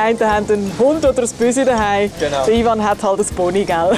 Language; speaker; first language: German; native; German